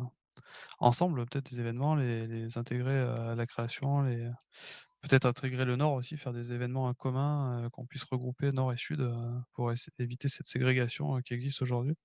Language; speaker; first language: French; native; French